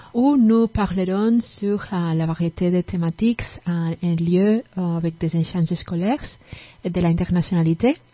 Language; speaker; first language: French; non-native, learner; Spanish